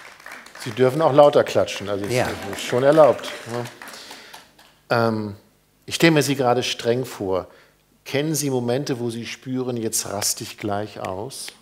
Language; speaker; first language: German; native; German